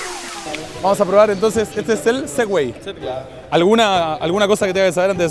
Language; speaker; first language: Spanish; native; Spanish